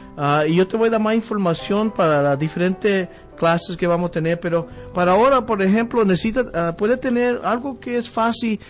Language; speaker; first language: Spanish; early bilingual, heritage; Spanish